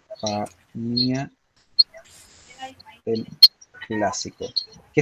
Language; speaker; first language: Spanish; native; Spanish